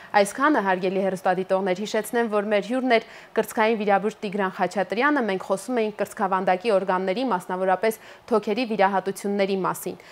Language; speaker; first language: Armenian; native; Armenian